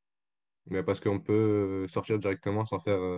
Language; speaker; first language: French; native; French